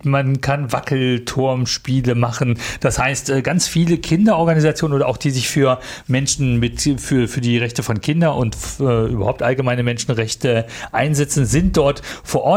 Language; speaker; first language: German; native; German